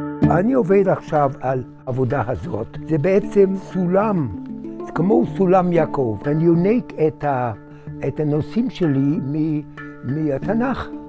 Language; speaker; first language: Hebrew; non-native, fluent; English